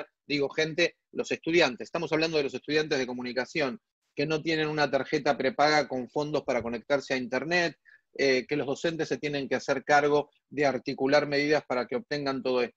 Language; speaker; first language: Spanish; native; Spanish